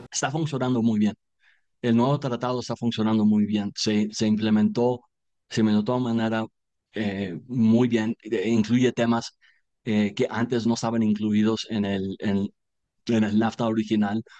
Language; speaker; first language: Spanish; non-native, fluent; English